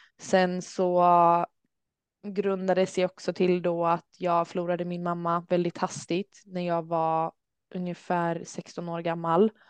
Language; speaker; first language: Swedish; early bilingual, other home language; Albanian